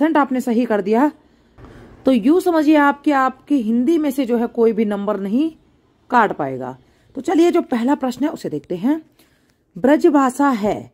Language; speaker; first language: Hindi; native; Hindi